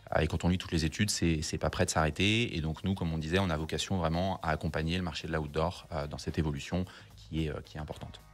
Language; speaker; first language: French; native; French